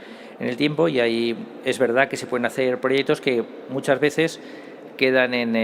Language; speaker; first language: Spanish; native; Spanish